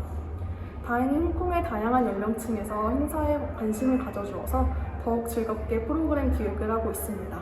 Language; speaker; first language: Korean; native; Korean